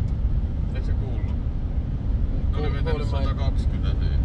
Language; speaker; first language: Finnish; native; Finnish